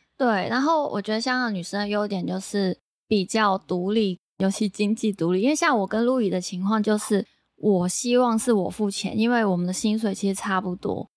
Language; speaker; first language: Chinese; non-native, local second language; Cantonese